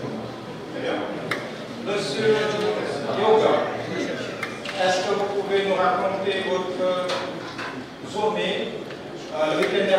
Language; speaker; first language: French; non-native, fluent; Indonesian